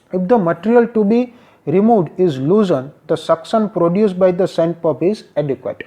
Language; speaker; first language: English; non-native, local second language; Gujarati